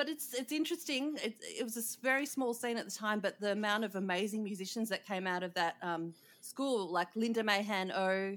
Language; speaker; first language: English; native; English